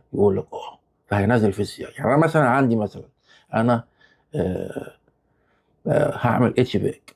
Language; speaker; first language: Arabic; native; Arabic